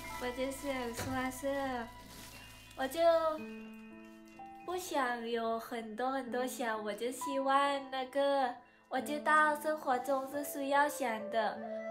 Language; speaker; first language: Chinese; non-native, learner; Lao